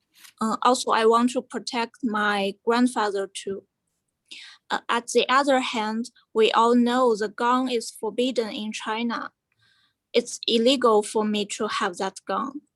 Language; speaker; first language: English; non-native, fluent; Chinese